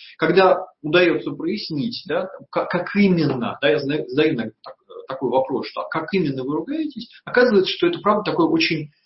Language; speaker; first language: Russian; native; Russian